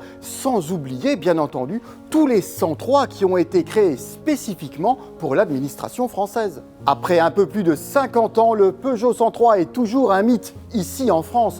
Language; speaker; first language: French; native; French